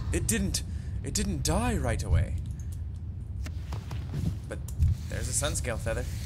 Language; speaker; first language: English; native; English